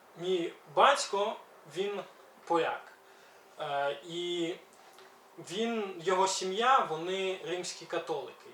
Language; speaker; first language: Ukrainian; early bilingual, other home language; Belarusian